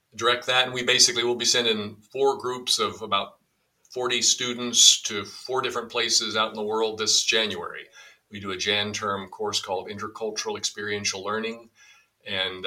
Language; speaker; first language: English; native; English